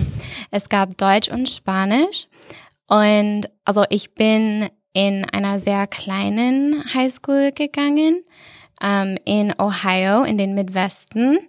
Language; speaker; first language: German; non-native, fluent; English